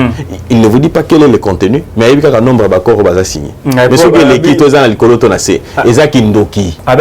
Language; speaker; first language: French; non-native, local second language; Lingala